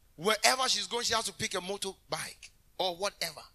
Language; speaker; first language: English; non-native, local second language; Akan